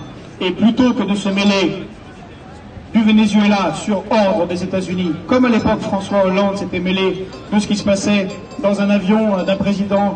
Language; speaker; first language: French; native; French